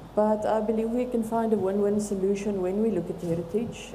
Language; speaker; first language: English; non-native, local second language; Afrikaans